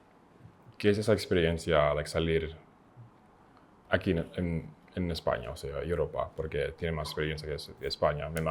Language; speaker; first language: Spanish; non-native, learner; English